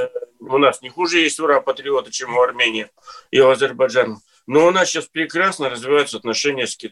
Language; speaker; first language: Russian; native; Russian